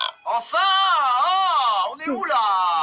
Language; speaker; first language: French; native; French